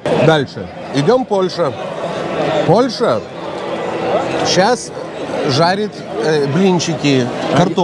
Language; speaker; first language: Russian; non-native, local second language; Lithuanian